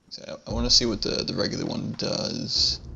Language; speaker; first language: English; native; English